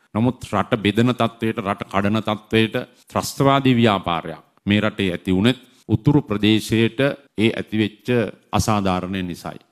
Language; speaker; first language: Sinhala; native; Sinhala